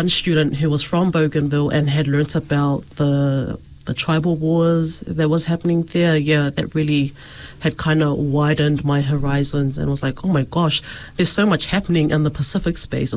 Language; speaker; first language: English; native; English